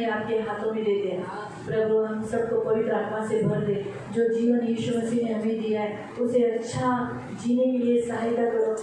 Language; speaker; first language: Hindi; non-native, local second language; Marathi